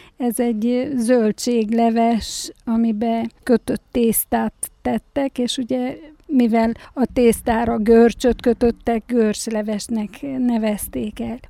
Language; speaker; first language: Hungarian; native; Hungarian